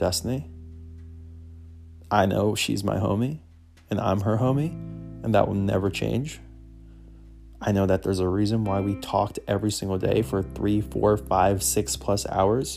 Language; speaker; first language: English; native; English